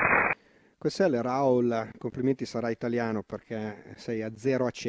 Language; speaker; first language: Italian; native; Italian